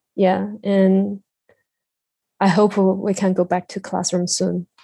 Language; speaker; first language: English; non-native, learner; Chinese